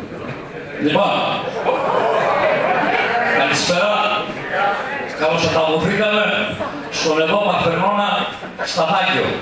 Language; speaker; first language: Greek; early bilingual, heritage; Greek